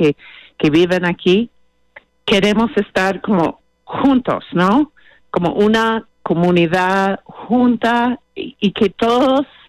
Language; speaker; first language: Spanish; non-native, fluent; English